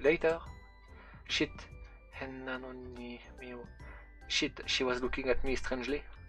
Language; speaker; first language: English; non-native, fluent; French